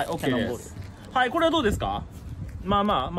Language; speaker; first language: Japanese; native; Japanese